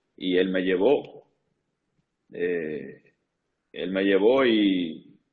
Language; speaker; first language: Spanish; native; Spanish